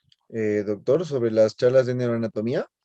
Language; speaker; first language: Spanish; native; Spanish